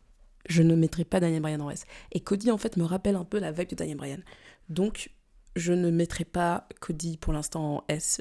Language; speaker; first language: French; native; French